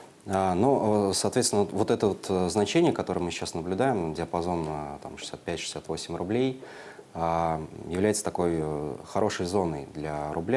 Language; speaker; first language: Russian; native; Russian